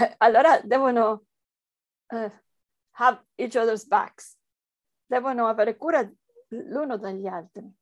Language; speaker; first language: Italian; non-native, fluent; Spanish